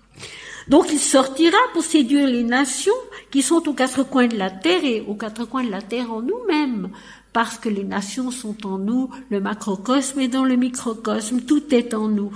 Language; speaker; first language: French; native; French